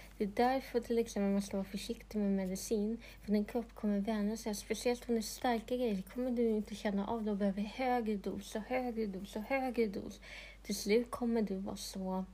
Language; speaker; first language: Swedish; non-native, local second language; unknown